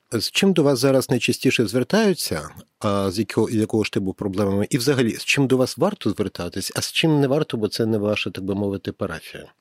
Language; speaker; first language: Ukrainian; native; Ukrainian